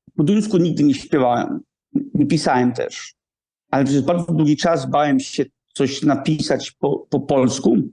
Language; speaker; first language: Polish; early bilingual, heritage; Polish